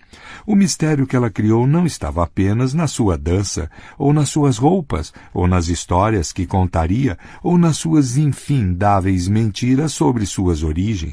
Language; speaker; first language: Portuguese; native; Portuguese